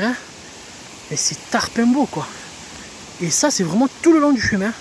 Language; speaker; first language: French; native; French